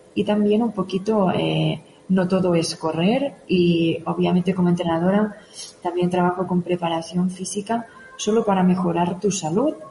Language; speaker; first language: Spanish; native; Spanish